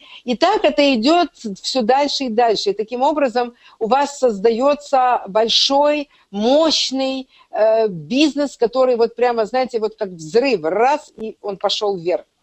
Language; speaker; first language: Russian; native; Russian